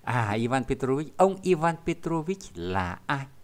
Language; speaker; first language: Russian; non-native, fluent; Vietnamese